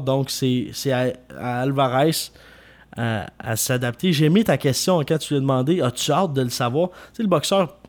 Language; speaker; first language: French; native; French